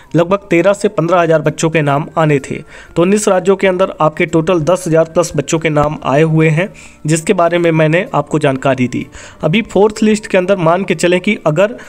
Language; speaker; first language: Hindi; native; Hindi